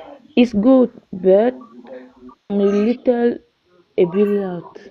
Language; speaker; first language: English; non-native, learner; French